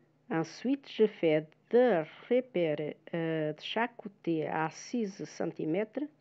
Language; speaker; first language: French; non-native, fluent; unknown